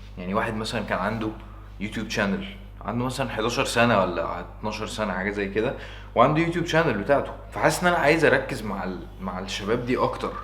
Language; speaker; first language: Egyptian Arabic; early bilingual, heritage; Arabic